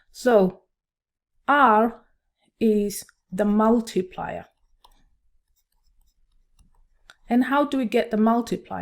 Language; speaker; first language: English; non-native, local second language; Swahili